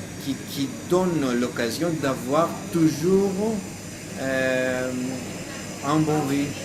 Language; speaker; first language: French; non-native, fluent; Greek